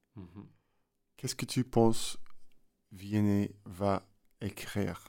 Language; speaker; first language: French; non-native, learner; English